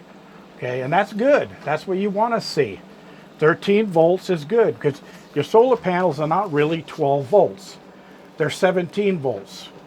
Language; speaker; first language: English; native; English